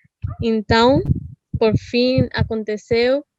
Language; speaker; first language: Portuguese; non-native, fluent; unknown